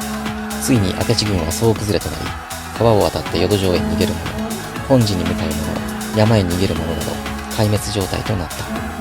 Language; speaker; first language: Japanese; native; Japanese